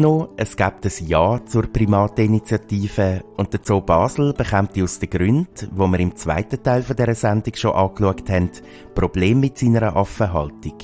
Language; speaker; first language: German; native; German